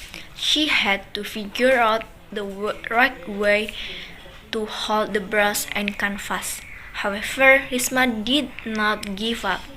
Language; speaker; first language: English; non-native, learner; Indonesian